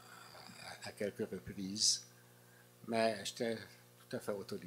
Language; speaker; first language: French; non-native, fluent; Hungarian